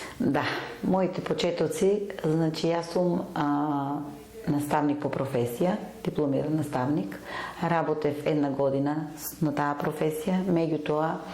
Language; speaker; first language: Macedonian; native; Macedonian